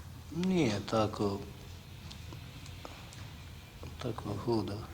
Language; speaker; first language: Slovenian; non-native, learner; Croatian